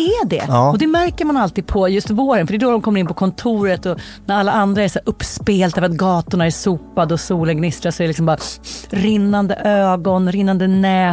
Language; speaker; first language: Swedish; native; Swedish